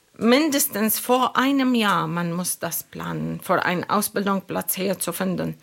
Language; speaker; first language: German; non-native, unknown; Arabic